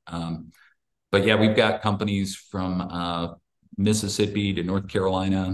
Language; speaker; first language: English; native; English